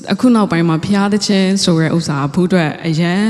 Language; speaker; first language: Burmese; non-native, local second language; Tedim Chin